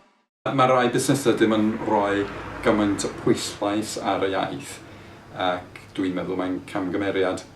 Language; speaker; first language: Welsh; non-native, fluent; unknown